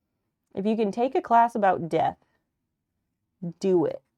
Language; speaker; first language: English; native; English